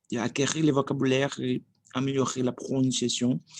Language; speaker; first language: French; non-native, learner; Portuguese